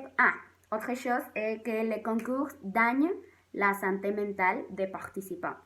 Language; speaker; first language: French; non-native, learner; Spanish